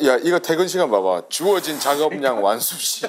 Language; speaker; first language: Korean; native; Korean